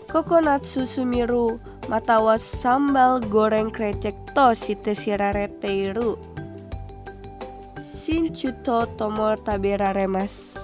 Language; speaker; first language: Japanese; non-native, fluent; Indonesian